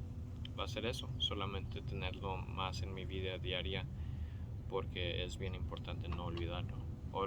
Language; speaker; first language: Spanish; early bilingual, heritage; Spanish